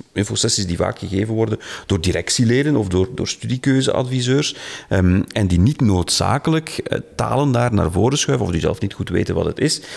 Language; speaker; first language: Dutch; native; Dutch